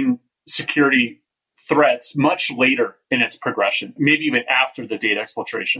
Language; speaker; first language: English; native; English